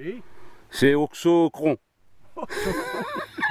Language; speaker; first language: French; native; French